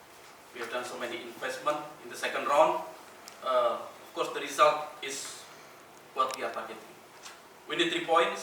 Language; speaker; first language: English; non-native, learner; Indonesian